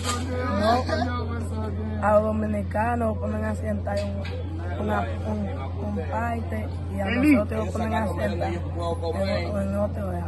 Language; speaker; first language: Spanish; non-native, learner; Haitian Creole